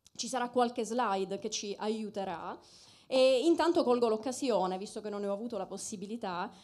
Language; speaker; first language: Italian; native; Italian